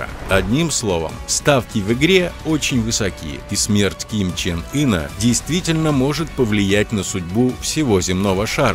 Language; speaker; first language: Russian; native; Russian